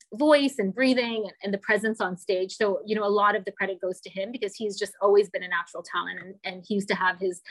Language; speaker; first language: English; native; English